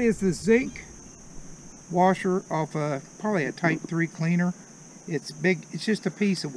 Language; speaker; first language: English; native; English